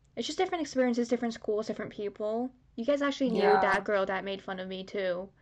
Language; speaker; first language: English; early bilingual, other home language; Chinese